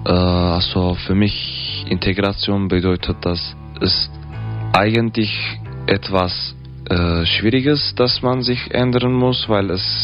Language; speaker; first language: German; non-native, fluent; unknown